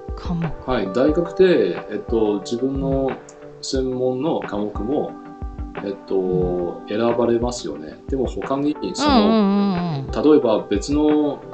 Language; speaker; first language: Japanese; non-native, fluent; Chinese